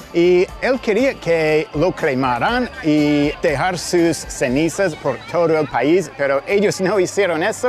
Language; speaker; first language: Spanish; non-native, fluent; English